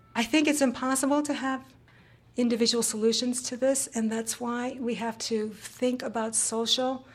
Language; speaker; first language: English; early bilingual, other home language; Japanese